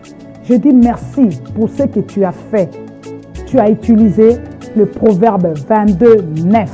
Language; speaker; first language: French; non-native, local second language; Lingala